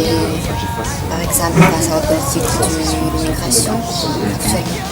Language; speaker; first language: French; non-native, fluent; Romanian